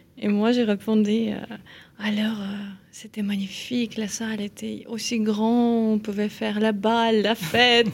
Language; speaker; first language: French; non-native, fluent; Ukrainian